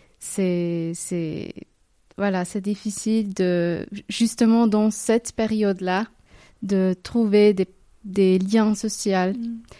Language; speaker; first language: French; non-native, local second language; Tamil